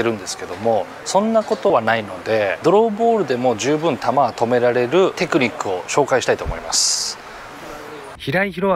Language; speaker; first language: Japanese; native; Japanese